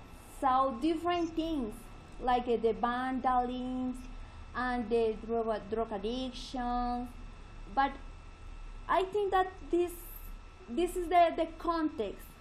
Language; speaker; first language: English; non-native, learner; Spanish